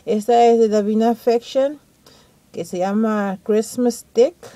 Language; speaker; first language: Spanish; early bilingual, heritage; Spanish